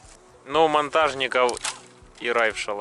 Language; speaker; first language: Russian; native; Russian